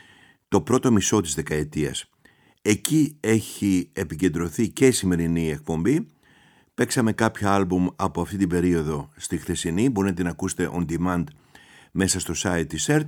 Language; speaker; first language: Greek; native; Greek